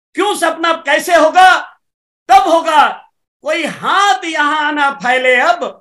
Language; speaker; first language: Hindi; native; Hindi